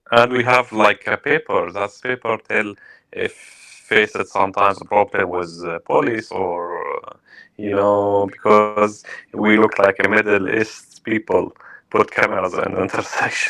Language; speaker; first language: English; non-native, learner; Arabic